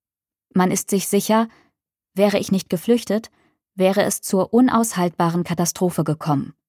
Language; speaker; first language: German; native; German